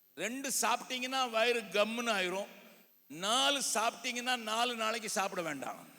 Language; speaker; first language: Tamil; native; Tamil